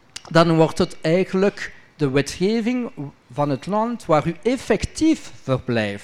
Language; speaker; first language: Dutch; non-native, local second language; French